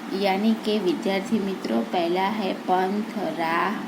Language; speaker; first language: Hindi; non-native, local second language; Gujarati